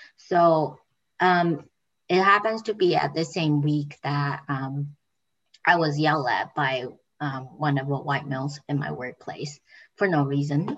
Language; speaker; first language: English; non-native, fluent; Chinese